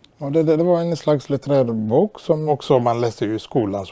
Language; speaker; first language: Swedish; non-native, fluent; Somali